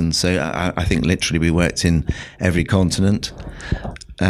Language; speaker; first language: English; native; English